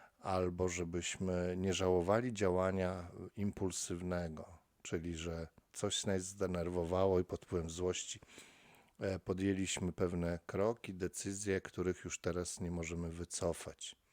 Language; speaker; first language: Polish; native; Polish